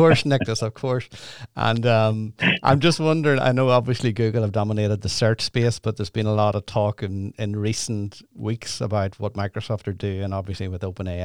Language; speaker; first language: English; native; English